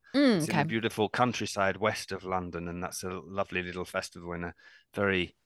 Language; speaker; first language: English; native; English